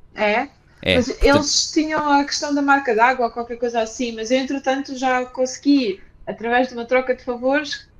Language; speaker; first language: Portuguese; early bilingual, other home language; Ukrainian